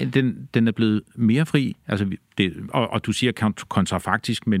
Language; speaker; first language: Danish; native; Danish